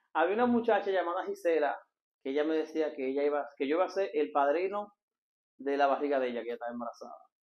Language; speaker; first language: Spanish; native; Spanish